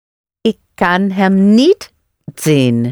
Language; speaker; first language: Dutch; non-native, learner; English